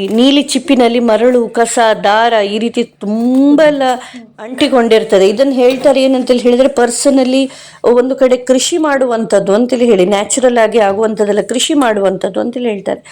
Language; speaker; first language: Kannada; non-native, local second language; Konkani